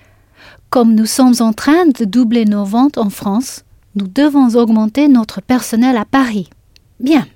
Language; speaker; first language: French; non-native, fluent; English